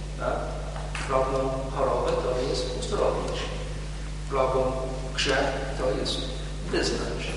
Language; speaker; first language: Polish; non-native, learner; English